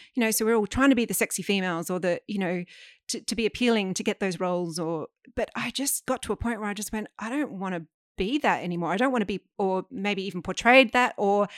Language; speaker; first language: English; native; English